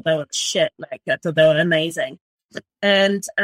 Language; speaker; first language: English; native; English